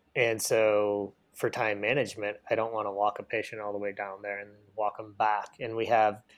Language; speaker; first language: English; native; English